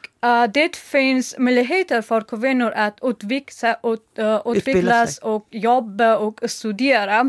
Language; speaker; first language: Swedish; non-native, learner; Persian